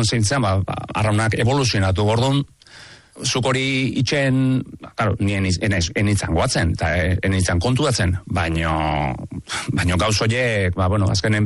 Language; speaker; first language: Basque; native; Basque